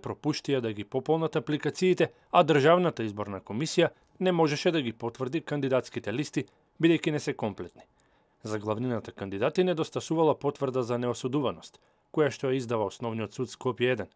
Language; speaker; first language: Macedonian; native; Macedonian